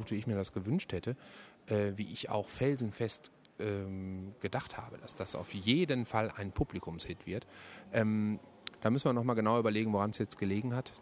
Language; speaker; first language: German; native; German